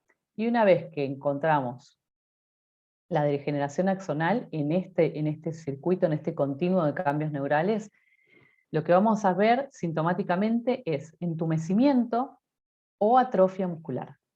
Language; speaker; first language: Spanish; native; Spanish